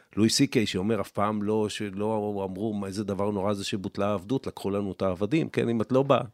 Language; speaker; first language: Hebrew; native; Hebrew